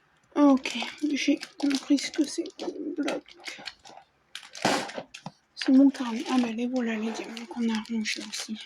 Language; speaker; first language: French; native; French